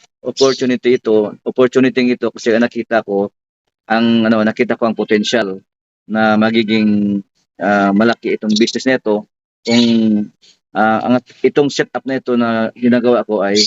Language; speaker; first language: Filipino; native; Filipino